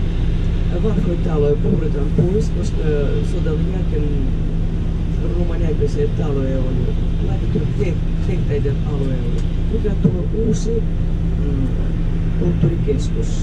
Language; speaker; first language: Finnish; non-native, fluent; Russian